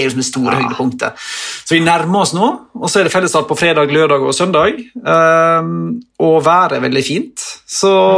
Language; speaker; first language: Norwegian; native; Norwegian